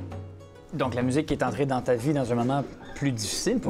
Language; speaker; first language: French; native; French